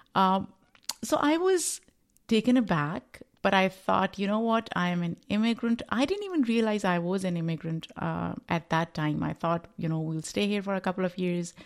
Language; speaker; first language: English; non-native, local second language; Urdu